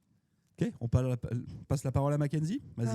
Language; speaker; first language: French; native; French